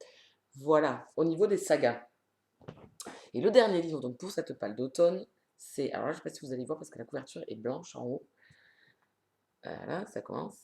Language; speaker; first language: French; native; French